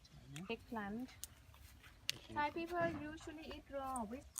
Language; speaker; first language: English; non-native, learner; Thai